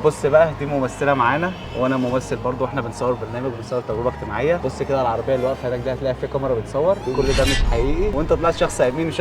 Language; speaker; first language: Arabic; native; Arabic